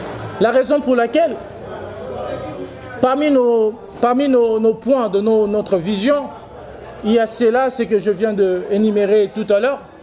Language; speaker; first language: French; non-native, local second language; Lingala